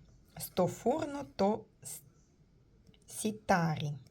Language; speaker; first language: Greek; non-native, learner; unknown